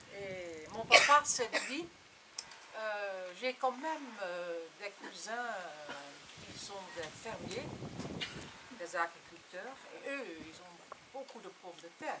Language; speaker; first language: French; non-native, fluent; Dutch